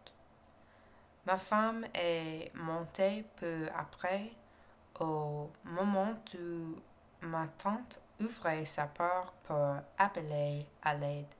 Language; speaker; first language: French; non-native, learner; English